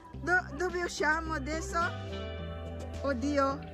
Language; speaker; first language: Italian; non-native, fluent; Filipino